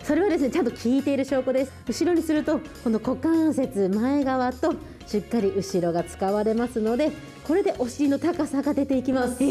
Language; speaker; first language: Japanese; native; Japanese